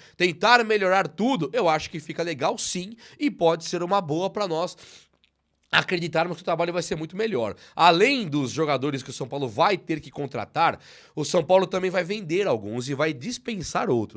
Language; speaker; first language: Portuguese; native; Portuguese